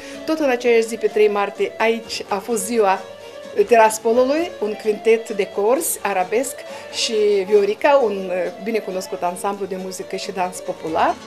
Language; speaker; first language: Romanian; native; Romanian